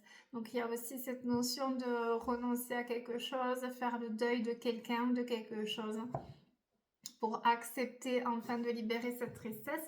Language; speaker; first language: French; native; French